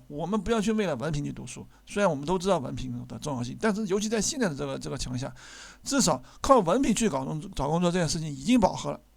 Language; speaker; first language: Chinese; native; Chinese